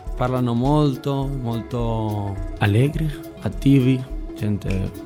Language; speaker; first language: Italian; non-native, learner; Spanish